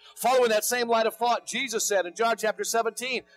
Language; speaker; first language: English; native; English